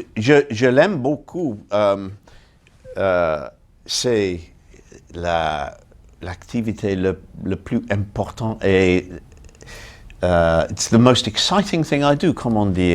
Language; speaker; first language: French; non-native, fluent; English